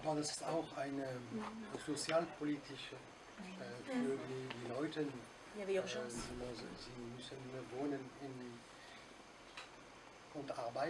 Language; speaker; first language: German; non-native, learner; French